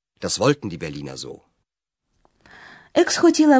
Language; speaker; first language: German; non-native, fluent; Ukrainian